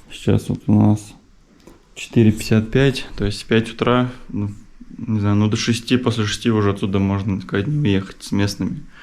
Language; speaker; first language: Russian; native; Russian